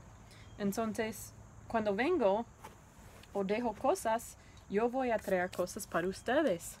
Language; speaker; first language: Spanish; non-native, learner; English